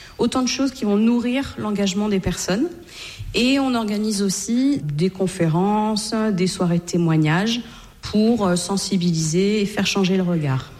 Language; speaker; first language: French; native; French